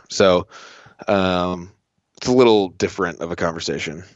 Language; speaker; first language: English; native; English